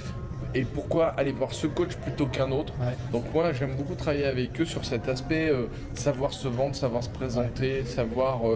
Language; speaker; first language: French; native; French